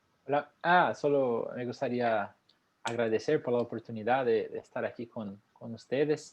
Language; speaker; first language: Spanish; non-native, fluent; Portuguese